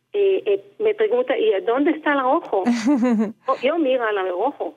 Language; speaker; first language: Spanish; non-native, learner; Hebrew